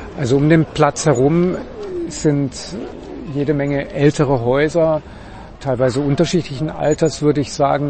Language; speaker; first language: German; native; German